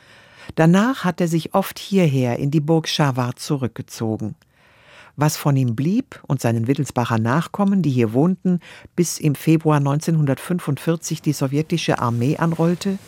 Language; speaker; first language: German; native; German